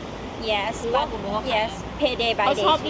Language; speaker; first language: English; non-native, learner; Thai